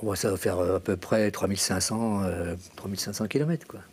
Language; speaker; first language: French; native; French